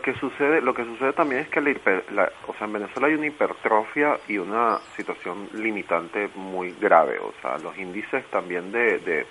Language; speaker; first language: Spanish; native; Spanish